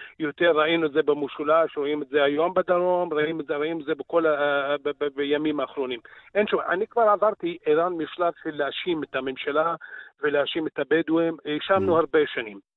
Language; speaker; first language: Hebrew; non-native, local second language; Arabic